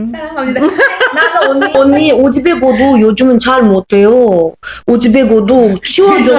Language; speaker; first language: Korean; non-native, fluent; Uzbek